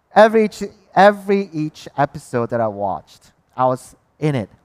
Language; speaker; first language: English; early bilingual, other home language; Korean